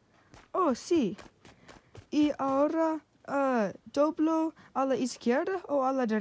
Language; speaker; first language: Spanish; non-native, learner; English